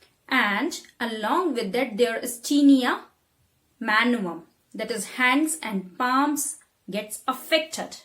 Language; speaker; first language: English; non-native, local second language; Hindi